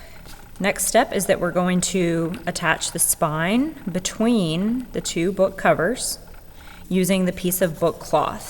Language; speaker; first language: English; native; English